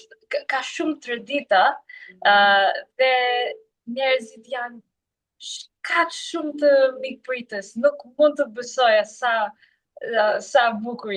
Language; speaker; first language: Albanian; non-native, learner; English